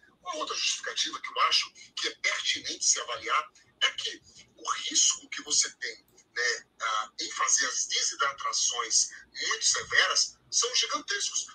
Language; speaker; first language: Portuguese; native; Portuguese